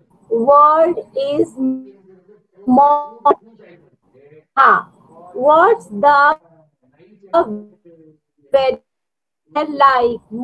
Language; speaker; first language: English; non-native, learner; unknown